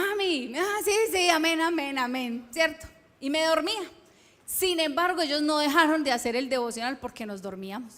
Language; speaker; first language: Spanish; native; Spanish